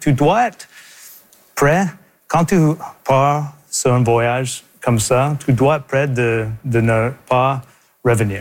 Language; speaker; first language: French; non-native, local second language; English